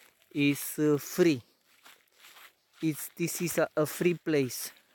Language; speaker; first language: English; non-native, learner; Romanian